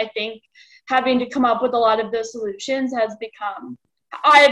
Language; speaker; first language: English; native; English